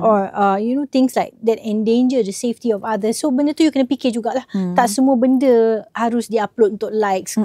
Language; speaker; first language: English; non-native, local second language; Malay